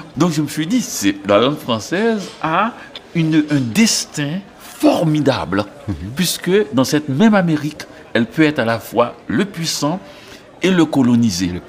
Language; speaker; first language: French; non-native, local second language; Haitian Creole